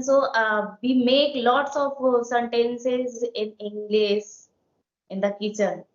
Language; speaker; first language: English; non-native, learner; Hindi